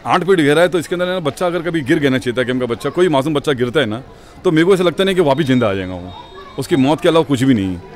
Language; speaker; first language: Hindi; non-native, local second language; Urdu